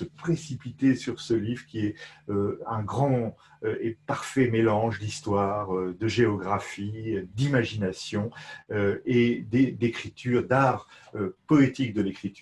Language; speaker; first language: French; native; French